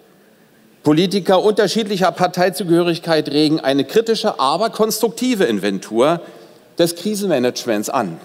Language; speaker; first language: German; native; German